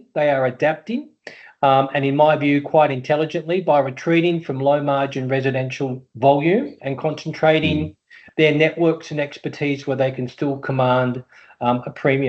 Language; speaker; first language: English; native; English